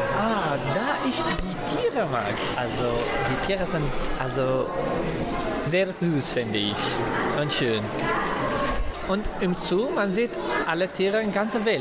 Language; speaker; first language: German; non-native, fluent; Arabic